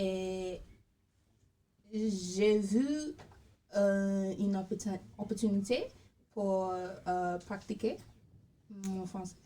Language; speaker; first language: French; non-native, learner; English